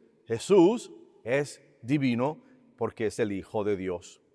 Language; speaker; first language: Spanish; native; Spanish